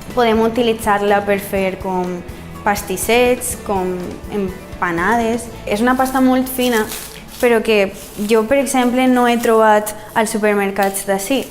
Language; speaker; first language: Catalan; early bilingual, other home language; Bulgarian